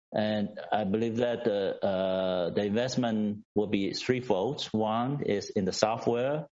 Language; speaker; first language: English; non-native, fluent; Chinese